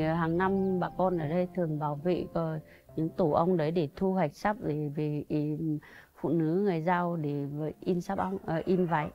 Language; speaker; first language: Vietnamese; non-native, local second language; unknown